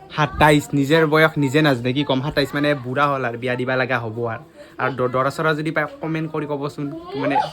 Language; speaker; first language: Assamese; native; Assamese